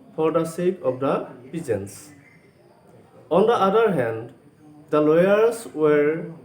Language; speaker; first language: English; non-native, local second language; Assamese